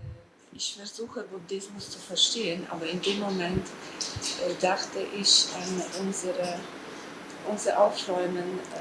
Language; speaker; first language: German; non-native, fluent; Polish